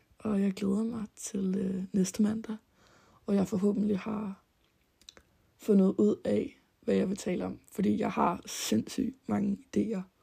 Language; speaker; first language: Danish; early bilingual, heritage; Danish